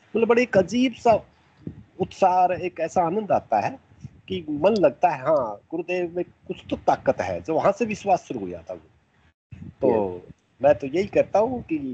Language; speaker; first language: Hindi; native; Hindi